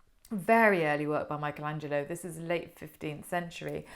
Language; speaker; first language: English; native; English